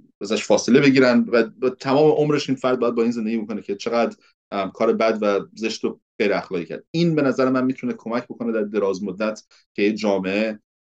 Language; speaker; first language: Persian; early bilingual, heritage; Persian